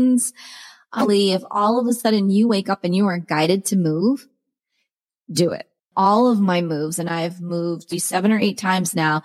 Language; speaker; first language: English; native; English